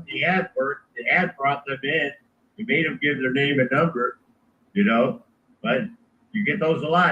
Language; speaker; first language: English; native; English